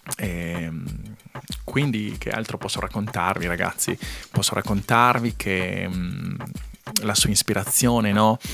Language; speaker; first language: Italian; non-native, fluent; Spanish